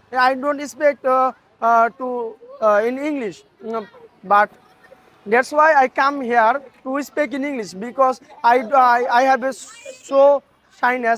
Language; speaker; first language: English; non-native, learner; Bangla